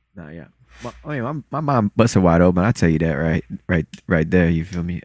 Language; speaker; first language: English; early bilingual, other home language; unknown